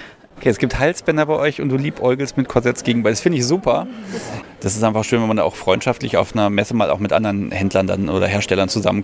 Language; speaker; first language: German; native; German